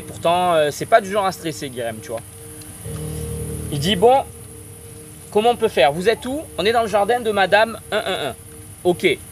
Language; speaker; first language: French; native; French